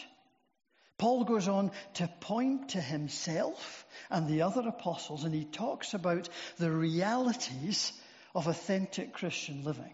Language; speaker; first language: English; native; English